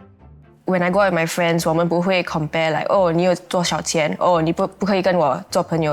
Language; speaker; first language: Chinese; non-native, local second language; English